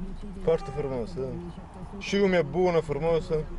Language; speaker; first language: Romanian; non-native, learner; Italian